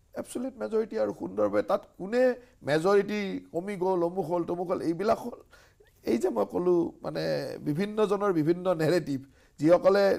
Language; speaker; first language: Assamese; native; Assamese